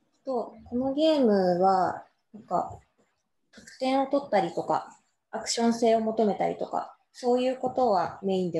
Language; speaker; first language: Japanese; native; Japanese